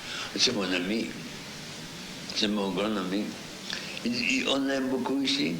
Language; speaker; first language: French; non-native, fluent; Russian